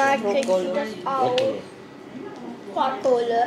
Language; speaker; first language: German; native; German